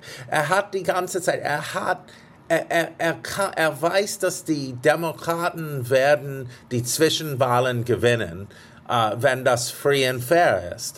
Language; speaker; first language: German; non-native, fluent; English